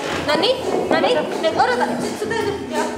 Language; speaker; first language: Finnish; early bilingual, other home language; Russian